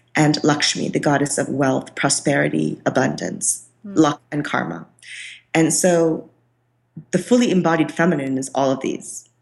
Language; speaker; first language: English; non-native, local second language; Bangla